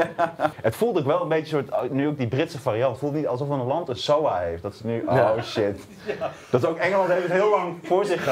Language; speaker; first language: Dutch; native; Dutch